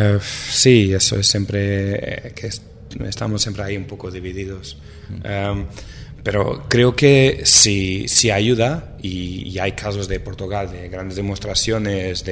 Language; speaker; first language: Spanish; non-native, fluent; Portuguese